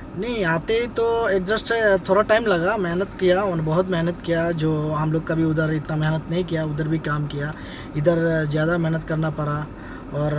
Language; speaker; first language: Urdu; non-native, learner; Bangla